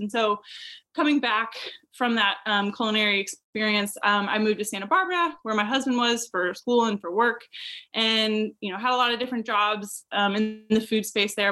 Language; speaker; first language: English; native; English